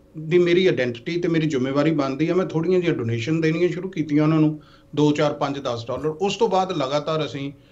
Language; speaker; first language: Punjabi; native; Punjabi